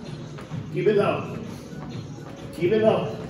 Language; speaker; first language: English; native; English